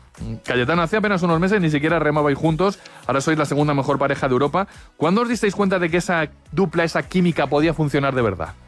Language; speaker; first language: Spanish; native; Spanish